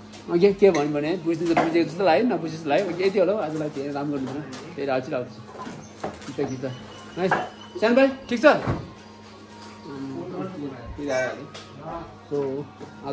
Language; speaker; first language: English; non-native, learner; Nepali